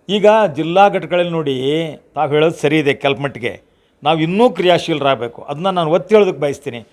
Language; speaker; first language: Kannada; native; Kannada